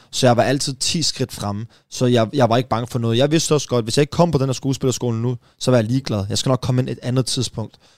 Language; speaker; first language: Danish; early bilingual, other home language; Persian